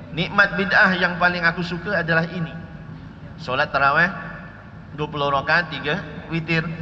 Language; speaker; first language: Malay; native; Malay